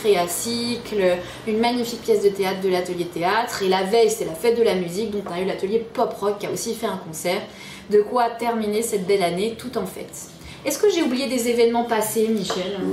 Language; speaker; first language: French; native; French